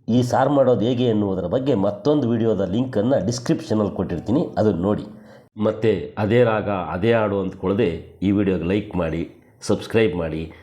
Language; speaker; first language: Kannada; native; Kannada